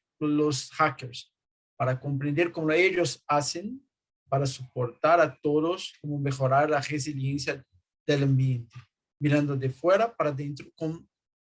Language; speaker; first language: Spanish; non-native, fluent; Portuguese